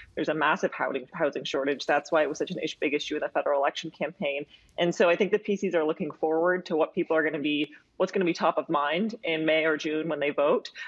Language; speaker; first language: English; native; English